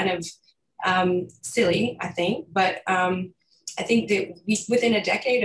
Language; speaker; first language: English; native; English